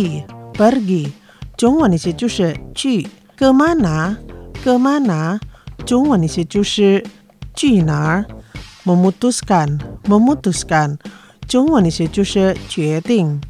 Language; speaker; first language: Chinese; non-native, fluent; Indonesian